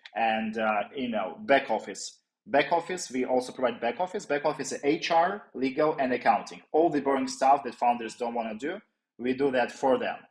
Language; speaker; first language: English; non-native, fluent; Ukrainian